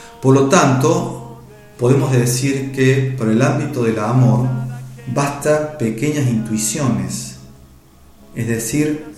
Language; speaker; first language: Spanish; native; Spanish